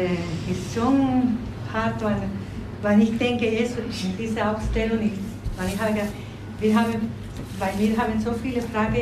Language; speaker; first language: German; non-native, learner; Spanish